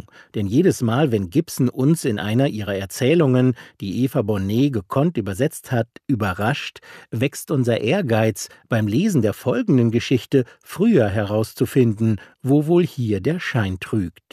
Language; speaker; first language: German; native; German